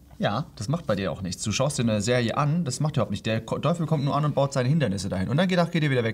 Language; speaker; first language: German; native; German